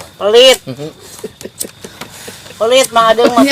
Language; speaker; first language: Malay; non-native, local second language; Sundanese